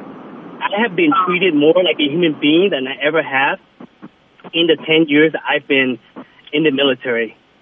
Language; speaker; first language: English; early bilingual, other home language; Vietnamese